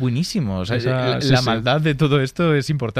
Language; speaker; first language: Spanish; native; Spanish